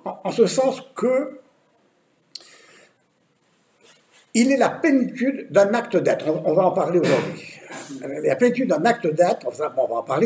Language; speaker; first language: French; native; French